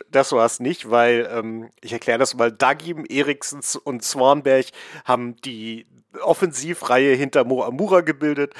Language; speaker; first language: German; native; German